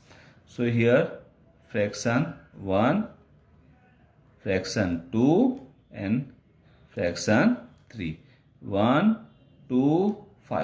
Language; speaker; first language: English; non-native, local second language; Gujarati